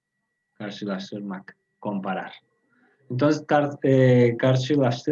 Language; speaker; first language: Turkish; non-native, learner; Spanish